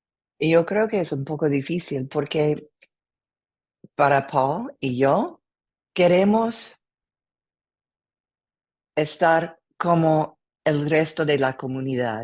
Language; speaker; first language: Spanish; non-native, learner; English